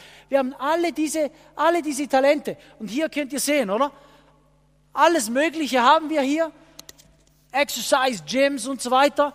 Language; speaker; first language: German; non-native, fluent; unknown